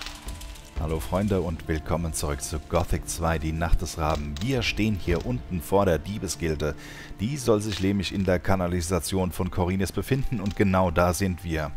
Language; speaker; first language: German; native; German